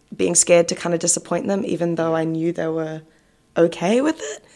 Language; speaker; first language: English; native; English